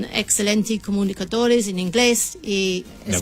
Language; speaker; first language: Spanish; non-native, learner; English